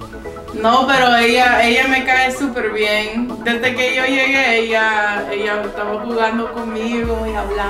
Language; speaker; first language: Spanish; non-native, fluent; English